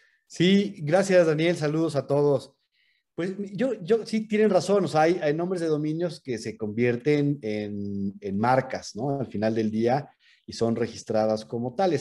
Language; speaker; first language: Spanish; native; Spanish